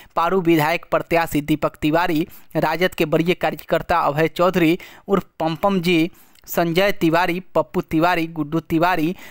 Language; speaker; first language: Hindi; native; Hindi